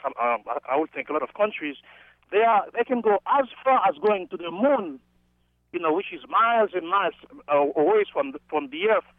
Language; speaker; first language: English; non-native, fluent; Haitian Creole